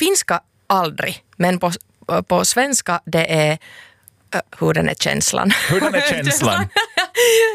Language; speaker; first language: Swedish; non-native, local second language; Finnish